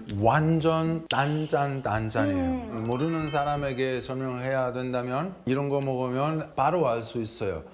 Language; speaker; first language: Korean; non-native, fluent; Italian